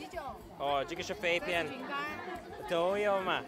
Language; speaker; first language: Chinese; non-native, fluent; English